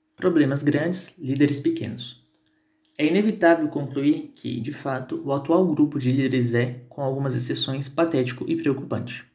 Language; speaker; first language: French; non-native, fluent; Portuguese